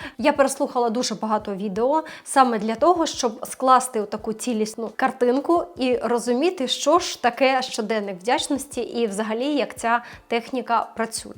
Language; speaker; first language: Ukrainian; non-native, local second language; Russian